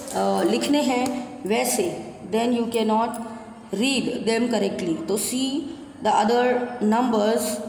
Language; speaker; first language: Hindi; non-native, local second language; Gujarati